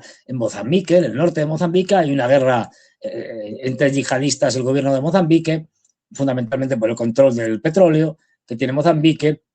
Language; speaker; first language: Spanish; native; Spanish